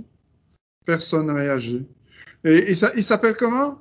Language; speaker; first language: French; non-native, fluent; Dutch